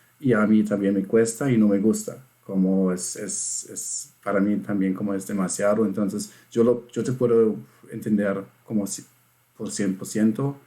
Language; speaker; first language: Spanish; non-native, fluent; German